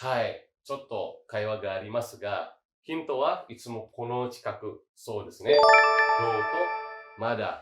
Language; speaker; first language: Japanese; non-native, fluent; Indonesian